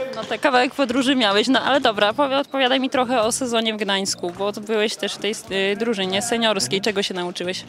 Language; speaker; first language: Polish; native; Polish